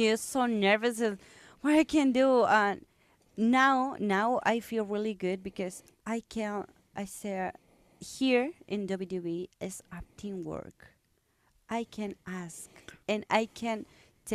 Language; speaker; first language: English; non-native, learner; Spanish